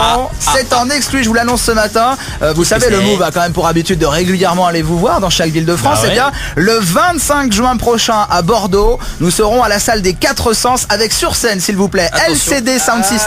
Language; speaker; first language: French; native; French